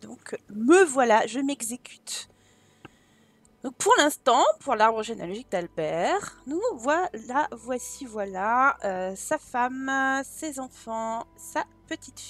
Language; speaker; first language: French; native; French